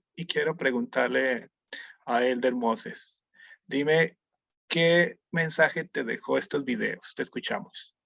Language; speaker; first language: Spanish; native; Spanish